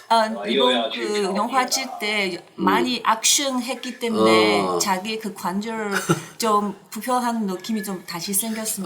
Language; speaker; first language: Korean; non-native, learner; Chinese